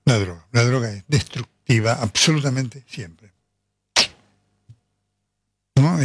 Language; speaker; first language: Spanish; native; Spanish